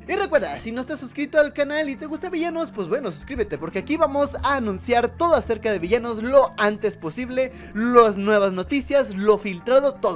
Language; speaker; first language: Spanish; native; Spanish